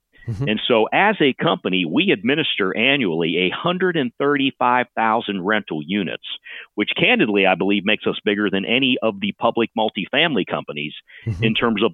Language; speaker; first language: English; native; English